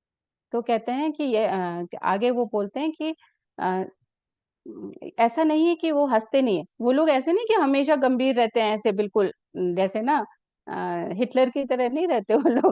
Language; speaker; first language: Hindi; native; Hindi